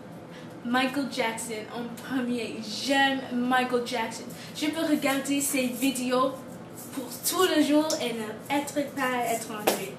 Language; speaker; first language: French; non-native, local second language; English